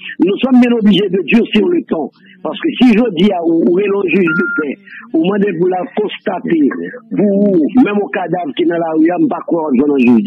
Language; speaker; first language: French; non-native, local second language; Haitian Creole